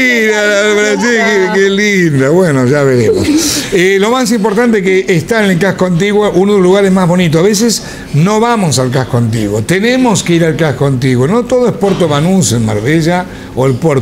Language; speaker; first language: Spanish; native; Spanish